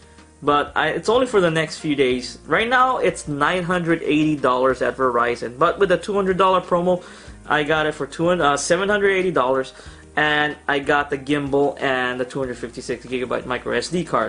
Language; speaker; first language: English; native; English